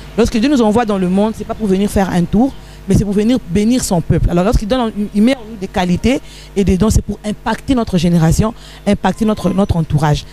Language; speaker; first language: French; non-native, local second language; Lingala